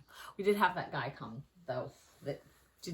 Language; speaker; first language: English; native; English